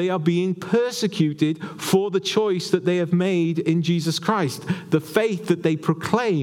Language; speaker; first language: English; native; English